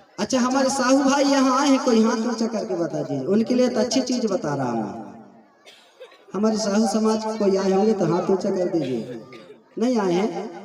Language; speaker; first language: Hindi; native; Hindi